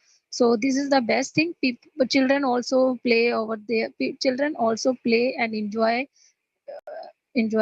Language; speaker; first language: English; non-native, learner; Hindi